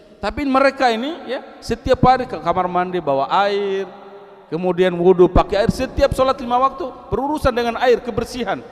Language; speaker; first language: Indonesian; non-native, local second language; Tetum